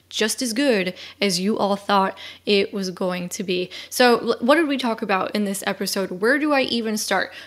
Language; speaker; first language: English; native; English